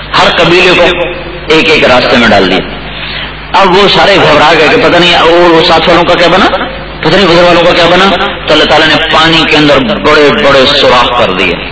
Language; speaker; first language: Urdu; non-native, local second language; Punjabi